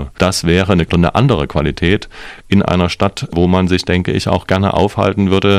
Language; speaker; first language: German; native; German